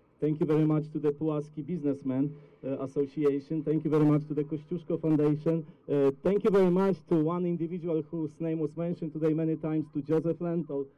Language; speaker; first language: English; non-native, fluent; Polish